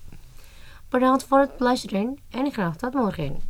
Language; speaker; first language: Dutch; non-native, fluent; Indonesian